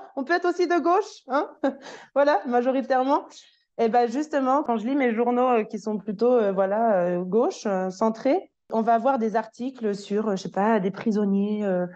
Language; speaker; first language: French; native; French